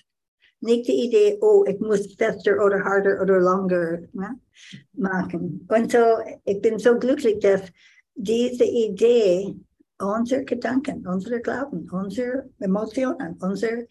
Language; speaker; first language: German; non-native, learner; English